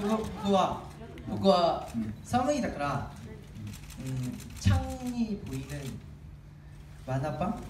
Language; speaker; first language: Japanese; non-native, learner; Korean